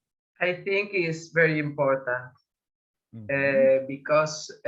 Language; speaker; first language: English; non-native, learner; Spanish